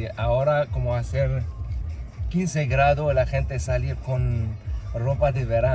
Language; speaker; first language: Spanish; non-native, learner; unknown